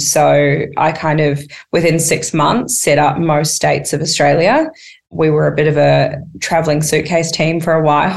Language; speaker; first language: English; native; English